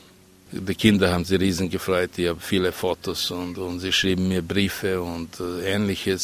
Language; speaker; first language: German; non-native, fluent; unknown